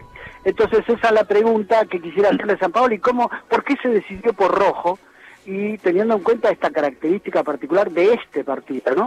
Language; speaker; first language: Spanish; native; Spanish